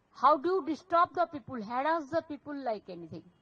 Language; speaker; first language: English; non-native, local second language; Bangla